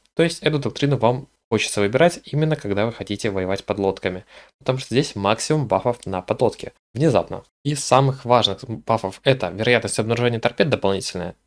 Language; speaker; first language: Russian; native; Russian